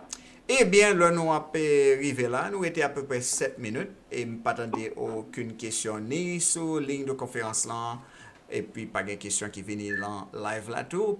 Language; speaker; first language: French; non-native, local second language; Haitian Creole